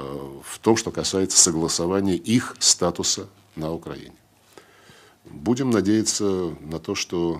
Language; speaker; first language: Russian; native; Russian